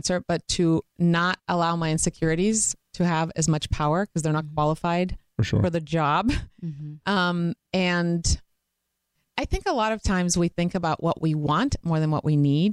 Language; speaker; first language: English; non-native, fluent; Croatian